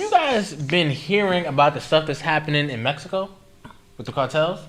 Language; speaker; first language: English; native; English